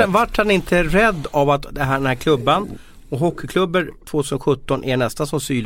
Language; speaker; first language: Swedish; native; Swedish